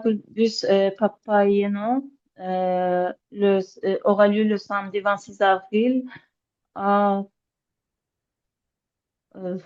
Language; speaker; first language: French; non-native, learner; Azerbaijani